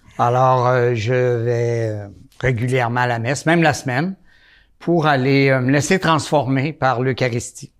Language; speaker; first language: French; native; French